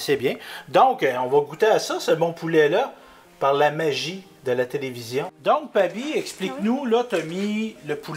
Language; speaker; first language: French; native; French